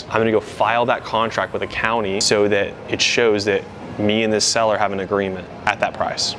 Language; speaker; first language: English; native; English